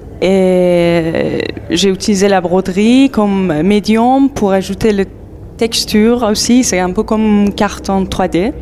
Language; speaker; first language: French; non-native, fluent; Persian